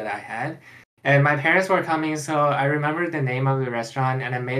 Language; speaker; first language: English; non-native, fluent; Chinese